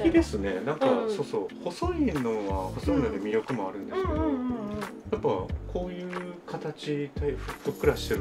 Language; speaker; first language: Japanese; native; Japanese